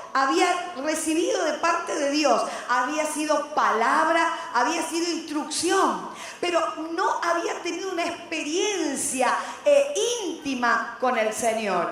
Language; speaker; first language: Spanish; native; Spanish